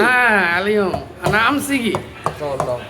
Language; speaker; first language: Arabic; non-native, learner; Bangla